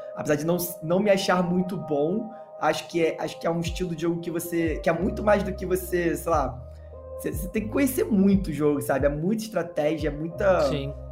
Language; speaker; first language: Portuguese; native; Portuguese